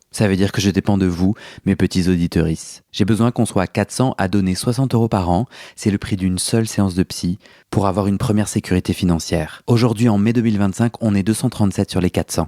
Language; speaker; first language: French; native; French